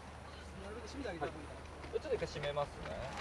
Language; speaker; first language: Japanese; native; Japanese